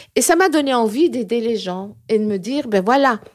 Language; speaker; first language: French; native; French